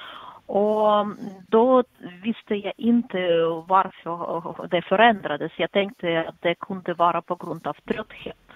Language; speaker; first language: Swedish; non-native, fluent; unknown